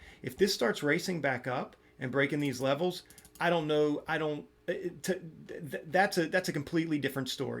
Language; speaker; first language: English; native; English